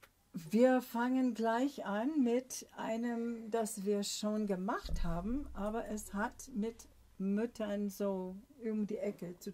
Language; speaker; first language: German; non-native, fluent; English